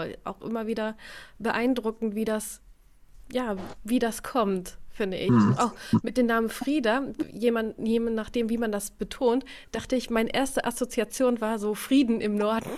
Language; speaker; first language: German; native; German